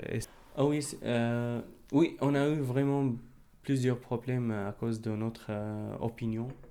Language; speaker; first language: French; non-native, fluent; Arabic